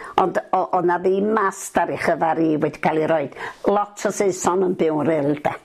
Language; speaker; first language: Welsh; native; Welsh